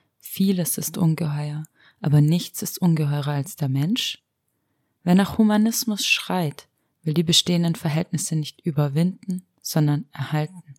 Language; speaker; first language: German; early bilingual, other home language; Romanian